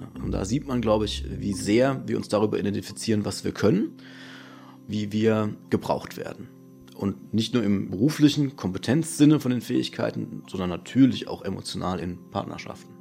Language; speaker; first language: German; native; German